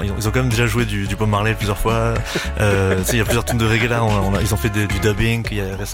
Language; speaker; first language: French; native; French